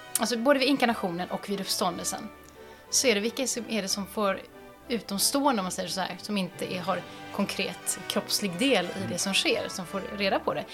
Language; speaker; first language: Swedish; native; Swedish